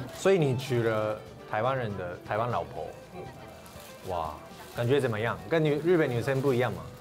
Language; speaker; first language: Chinese; non-native, fluent; Japanese